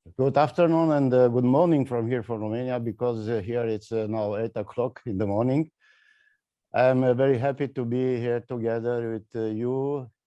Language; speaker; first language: English; non-native, learner; Romanian